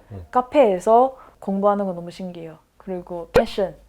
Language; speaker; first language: Korean; non-native, fluent; Malay